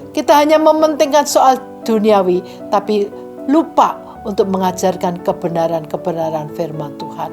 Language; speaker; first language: Indonesian; native; Indonesian